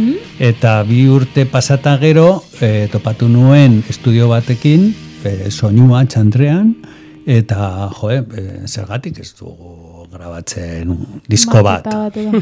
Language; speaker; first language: Basque; non-native, local second language; Spanish